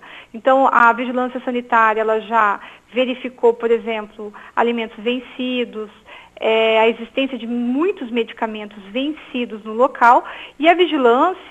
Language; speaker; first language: Portuguese; native; Portuguese